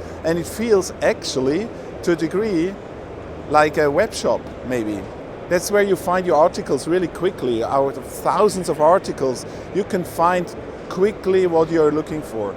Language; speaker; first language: English; non-native, fluent; German